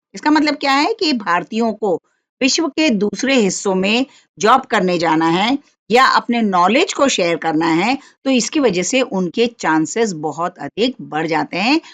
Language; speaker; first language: Hindi; non-native, local second language; Marathi